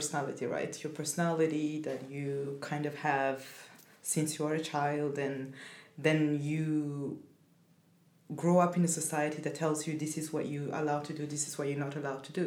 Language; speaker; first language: English; non-native, fluent; Rundi